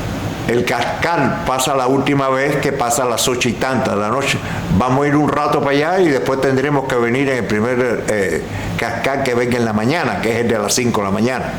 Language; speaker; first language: Spanish; native; Spanish